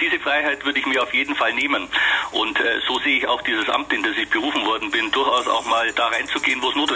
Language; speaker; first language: German; native; German